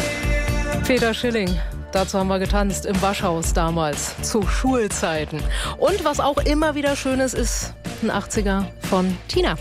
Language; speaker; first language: German; native; German